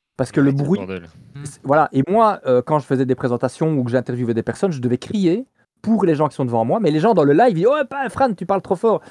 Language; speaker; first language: French; native; French